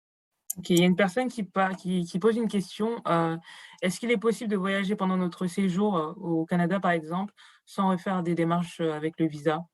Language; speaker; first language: French; native; French